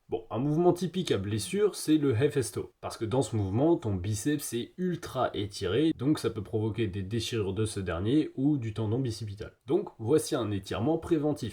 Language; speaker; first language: French; native; French